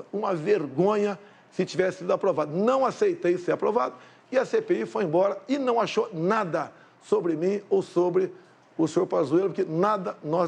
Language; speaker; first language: Portuguese; native; Portuguese